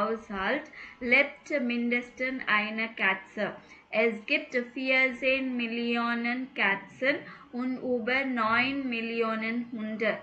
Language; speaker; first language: German; non-native, fluent; Tamil